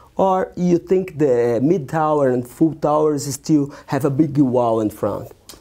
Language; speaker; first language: English; non-native, learner; Portuguese